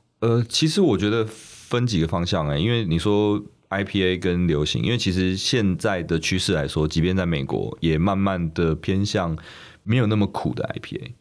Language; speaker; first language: Chinese; native; Chinese